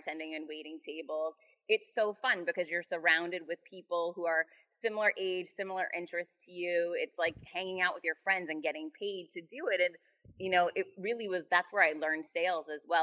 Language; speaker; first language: English; native; English